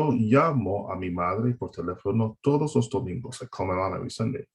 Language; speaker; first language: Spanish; non-native, fluent; English